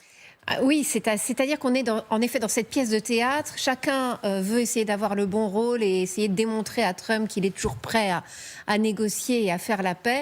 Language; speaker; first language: French; native; French